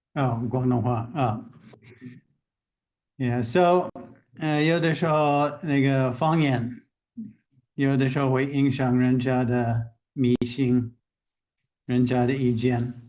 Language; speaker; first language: Chinese; non-native, fluent; English